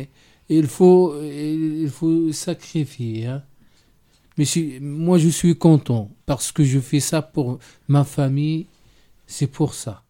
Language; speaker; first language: French; non-native, learner; Arabic